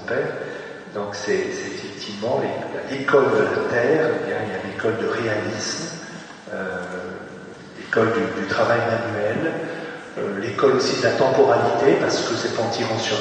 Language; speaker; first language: French; native; French